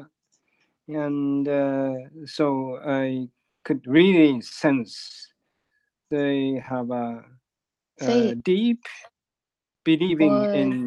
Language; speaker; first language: English; non-native, learner; Japanese